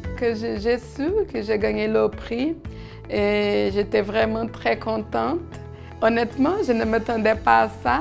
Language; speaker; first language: French; non-native, fluent; Portuguese